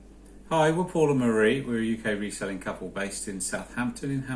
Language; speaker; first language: English; native; English